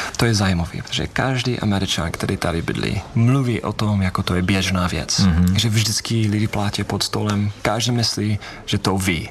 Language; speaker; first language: Czech; non-native, fluent; English